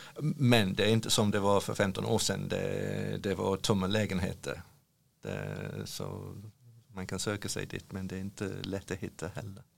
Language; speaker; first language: Swedish; non-native, fluent; English